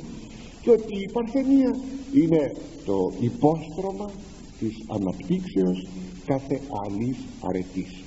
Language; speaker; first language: Greek; native; Greek